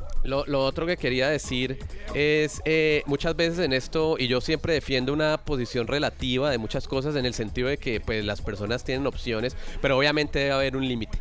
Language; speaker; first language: Spanish; native; Spanish